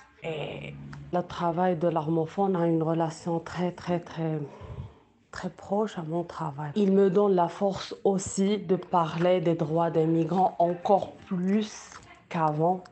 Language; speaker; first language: French; non-native, local second language; Arabic